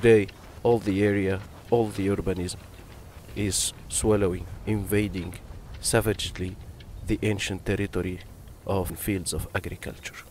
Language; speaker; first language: English; non-native, fluent; Arabic